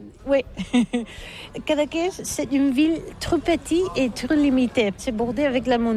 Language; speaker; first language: French; non-native, learner; Catalan